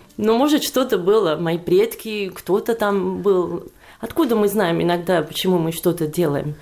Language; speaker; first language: Russian; non-native, fluent; Catalan